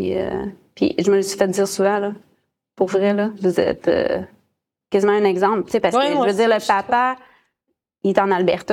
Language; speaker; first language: French; native; French